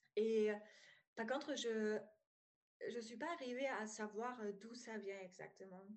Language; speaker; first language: French; non-native, fluent; German